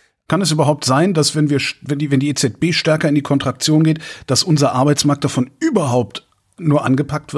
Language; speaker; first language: German; native; German